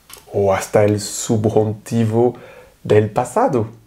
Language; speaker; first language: Spanish; non-native, fluent; French